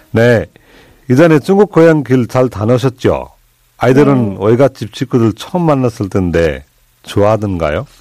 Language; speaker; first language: Korean; non-native, fluent; Nepali